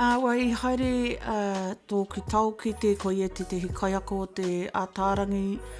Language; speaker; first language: Māori; non-native, local second language; English